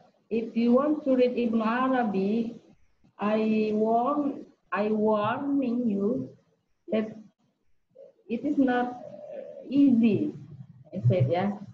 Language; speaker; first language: English; non-native, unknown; Indonesian